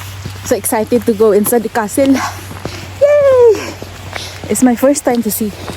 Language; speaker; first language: English; non-native, learner; Filipino